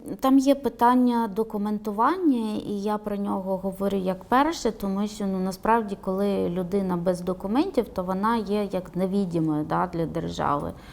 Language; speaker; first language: Ukrainian; non-native, local second language; Romany